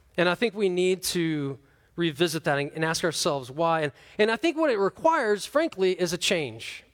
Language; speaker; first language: English; native; English